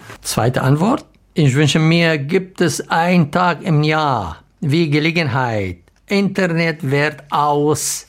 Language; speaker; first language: German; non-native, learner; Arabic